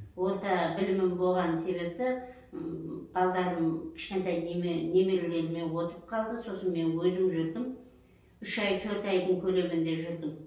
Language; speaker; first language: Kazakh; early bilingual, heritage; Kazakh